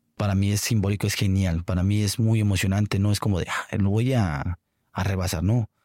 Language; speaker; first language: Spanish; native; Spanish